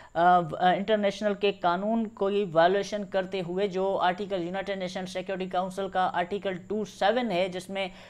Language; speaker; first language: Urdu; non-native, local second language; Sindhi